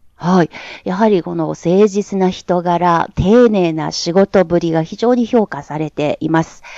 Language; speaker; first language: Japanese; non-native, fluent; Chinese